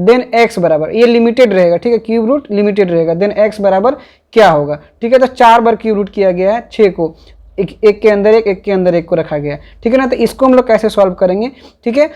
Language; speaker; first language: Hindi; native; Hindi